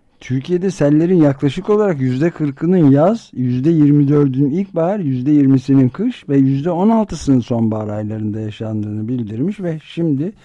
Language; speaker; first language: Turkish; native; Turkish